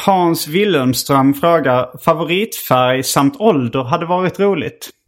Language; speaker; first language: Swedish; native; Swedish